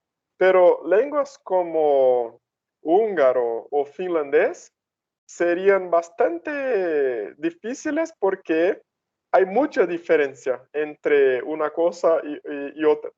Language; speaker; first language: Spanish; non-native, fluent; Portuguese